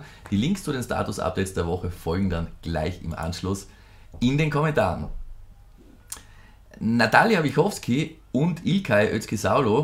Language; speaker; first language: German; native; German